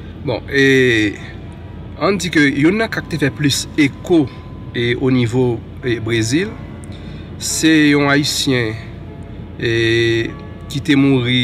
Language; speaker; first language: French; non-native, local second language; Haitian Creole